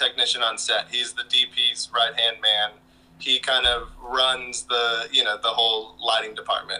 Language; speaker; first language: English; native; English